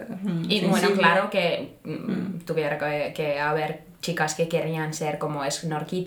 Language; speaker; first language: Spanish; non-native, fluent; Finnish